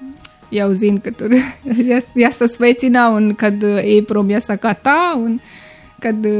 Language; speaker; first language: Latvian; non-native, learner; Romanian